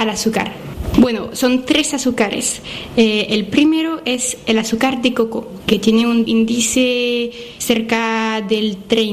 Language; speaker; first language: Spanish; non-native, fluent; French